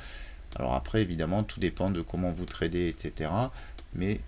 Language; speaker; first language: French; native; French